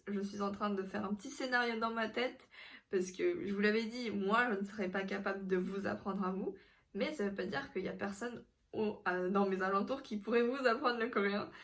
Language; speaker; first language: French; non-native, fluent; Korean